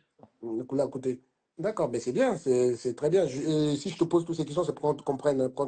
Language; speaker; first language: French; native; French